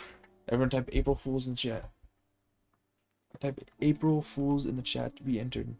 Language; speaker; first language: English; native; English